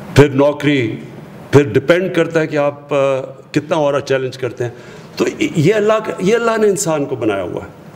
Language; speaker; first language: Urdu; native; Urdu